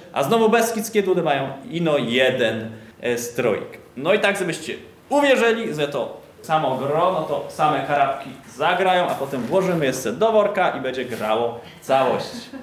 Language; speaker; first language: Polish; native; Polish